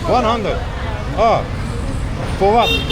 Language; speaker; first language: English; non-native, learner; Turkish